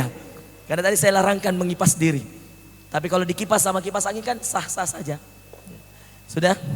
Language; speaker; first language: Indonesian; native; Indonesian